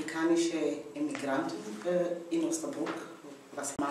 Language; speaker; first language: German; non-native, learner; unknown